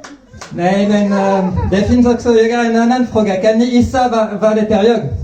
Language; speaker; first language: Swedish; non-native, fluent; French